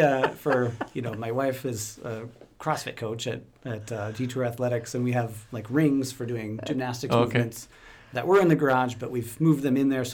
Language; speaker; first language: English; native; English